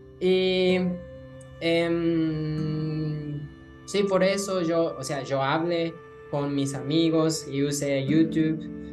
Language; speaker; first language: Spanish; non-native, learner; Japanese